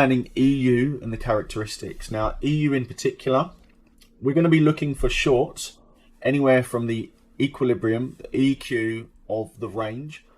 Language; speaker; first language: English; native; English